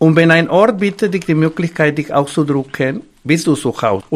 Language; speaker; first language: German; non-native, fluent; Spanish